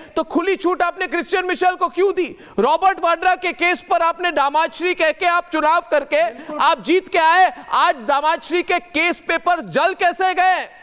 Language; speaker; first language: Hindi; non-native, local second language; Assamese